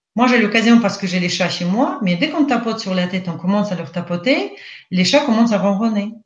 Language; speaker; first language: French; non-native, fluent; Russian